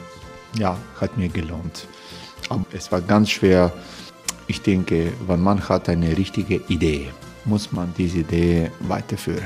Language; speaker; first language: German; non-native, learner; Croatian